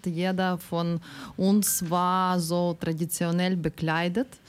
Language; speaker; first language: German; non-native, learner; Ukrainian